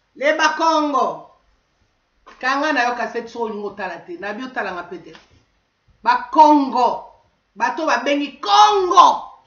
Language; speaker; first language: Lingala; non-native, local second language; Kongo